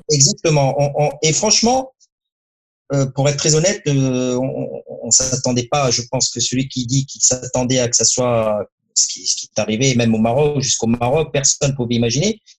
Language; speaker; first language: French; non-native, local second language; Arabic